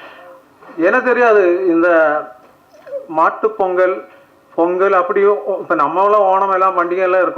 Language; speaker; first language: Tamil; non-native, learner; Malayalam